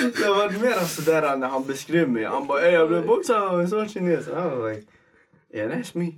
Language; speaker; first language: Swedish; early bilingual, other home language; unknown